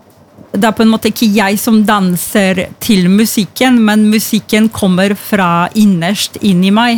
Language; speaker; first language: Norwegian; non-native, fluent; Polish